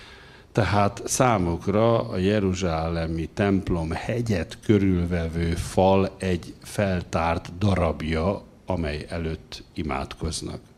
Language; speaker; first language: Hungarian; native; Hungarian